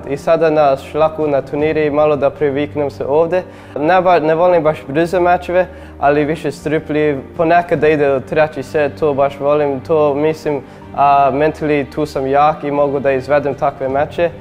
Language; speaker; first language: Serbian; early bilingual, heritage; English